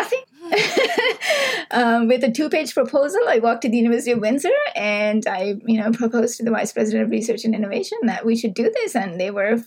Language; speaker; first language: English; non-native, local second language; Sinhala